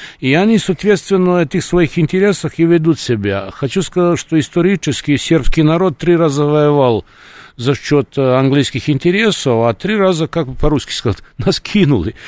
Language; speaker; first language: Russian; non-native, fluent; Serbian